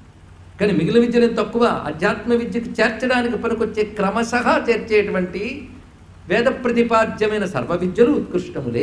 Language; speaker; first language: Telugu; native; Telugu